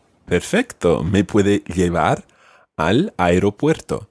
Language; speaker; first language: Spanish; non-native, fluent; English